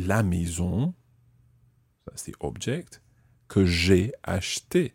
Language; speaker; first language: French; non-native, fluent; English